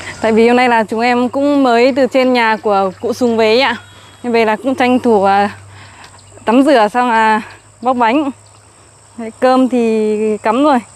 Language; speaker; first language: Vietnamese; non-native, local second language; Iu Mien